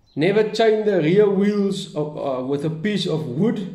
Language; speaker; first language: English; non-native, local second language; Afrikaans